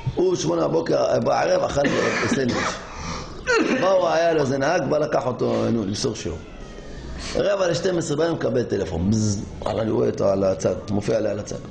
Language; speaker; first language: Hebrew; native; Hebrew